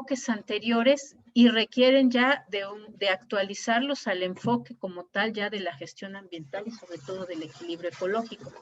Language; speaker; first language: Spanish; native; Spanish